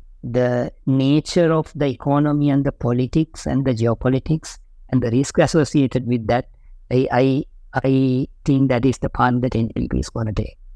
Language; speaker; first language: English; non-native, local second language; Sinhala